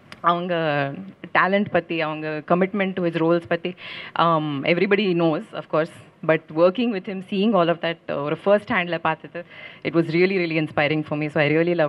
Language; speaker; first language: Tamil; non-native, learner; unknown